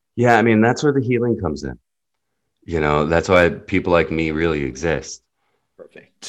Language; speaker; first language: English; early bilingual, other home language; Hebrew